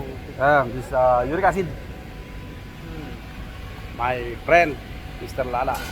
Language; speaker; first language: English; non-native, learner; Filipino